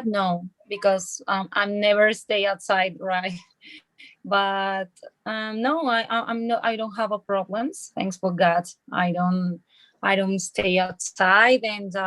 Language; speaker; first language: English; non-native, learner; Spanish